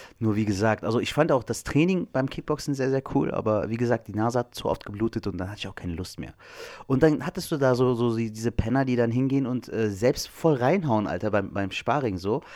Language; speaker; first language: German; early bilingual, other home language; Turkish